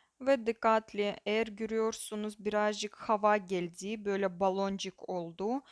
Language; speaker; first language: Turkish; non-native, learner; Russian